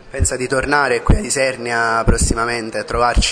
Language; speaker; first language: Italian; native; Italian